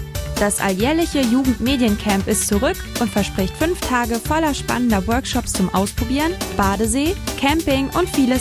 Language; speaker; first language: German; native; German